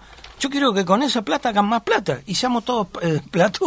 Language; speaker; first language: Spanish; native; Spanish